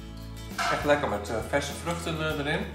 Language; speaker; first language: Dutch; native; Dutch